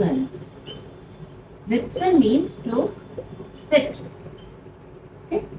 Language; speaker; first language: German; non-native, fluent; Hindi